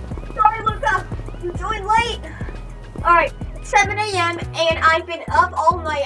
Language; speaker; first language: English; native; English